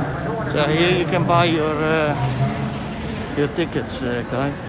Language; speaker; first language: English; non-native, learner; Dutch